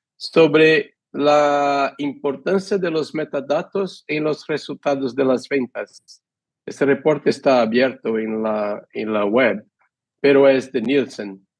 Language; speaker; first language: Spanish; non-native, fluent; Portuguese